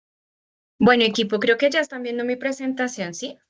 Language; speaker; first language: Spanish; native; Spanish